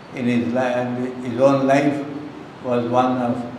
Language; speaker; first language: English; non-native, local second language; Telugu